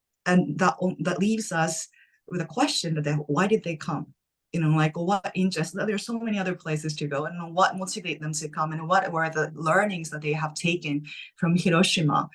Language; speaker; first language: English; non-native, fluent; Japanese